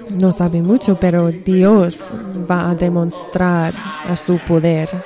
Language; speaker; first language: Spanish; non-native, learner; English